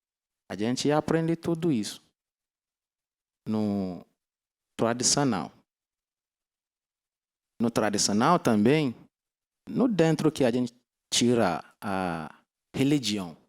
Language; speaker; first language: Portuguese; non-native, learner; Yoruba